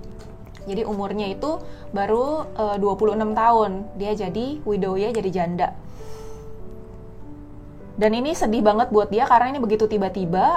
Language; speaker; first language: Indonesian; native; Indonesian